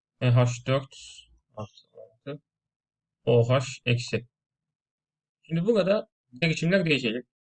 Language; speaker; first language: Turkish; native; Turkish